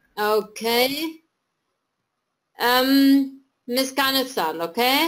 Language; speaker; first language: English; non-native, fluent; German